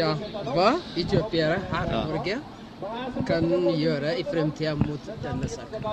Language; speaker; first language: Norwegian; non-native, learner; Amharic